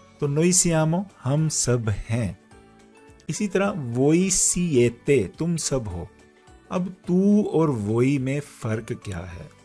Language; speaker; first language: Urdu; non-native, local second language; Punjabi